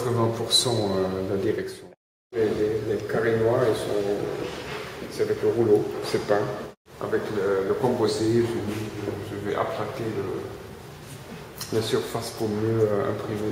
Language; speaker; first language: French; non-native, fluent; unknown